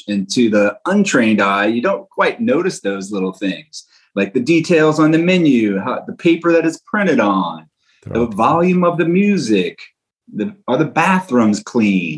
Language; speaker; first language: English; native; English